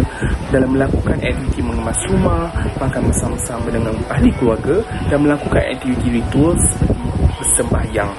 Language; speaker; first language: Malay; native; Malay